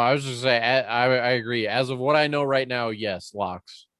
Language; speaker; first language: English; native; English